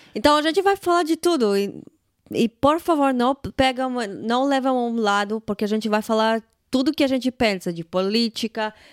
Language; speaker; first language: Portuguese; non-native, fluent; Russian